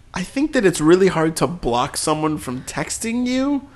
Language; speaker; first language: English; native; English